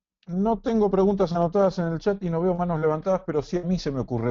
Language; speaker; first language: Spanish; native; Spanish